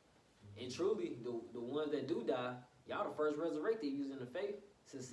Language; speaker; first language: English; native; English